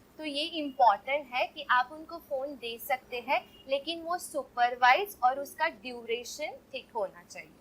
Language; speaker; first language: Hindi; non-native, local second language; Marathi